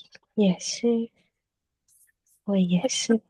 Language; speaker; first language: Chinese; non-native, learner; Vietnamese